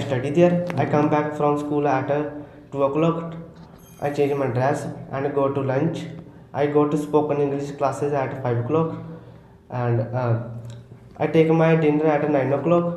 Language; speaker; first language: English; non-native, learner; Hindi